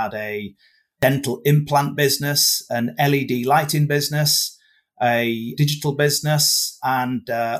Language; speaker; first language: English; native; English